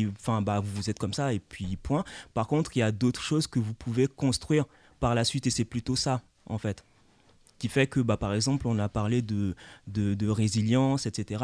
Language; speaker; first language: French; early bilingual, other home language; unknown